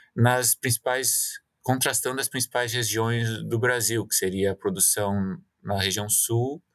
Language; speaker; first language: Portuguese; native; Portuguese